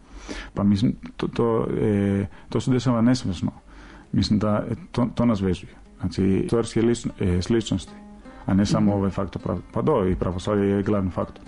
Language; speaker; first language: Serbian; non-native, fluent; Greek